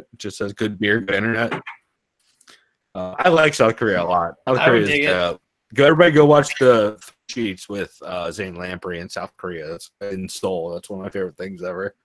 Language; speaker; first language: English; native; English